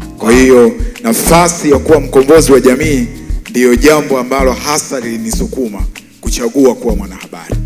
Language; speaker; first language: Swahili; native; Swahili